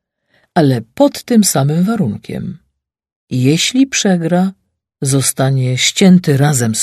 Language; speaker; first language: Polish; native; Polish